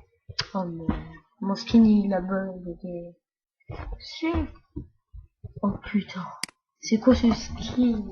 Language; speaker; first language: French; native; French